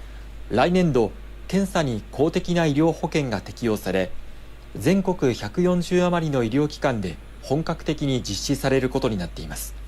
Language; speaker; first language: Japanese; native; Japanese